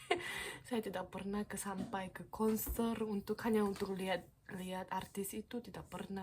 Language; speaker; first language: Indonesian; non-native, fluent; Korean